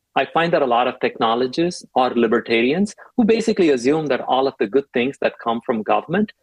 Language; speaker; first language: English; non-native, local second language; Tamil